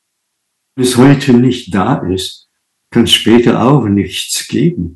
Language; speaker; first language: German; non-native, fluent; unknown